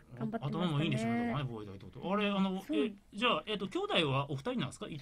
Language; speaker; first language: Japanese; native; Japanese